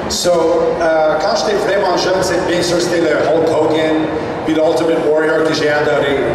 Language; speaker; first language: French; non-native, local second language; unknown